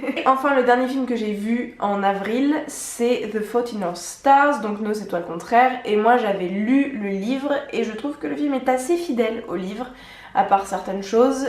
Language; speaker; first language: French; native; French